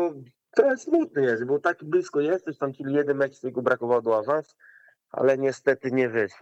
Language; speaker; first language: Polish; non-native, learner; Portuguese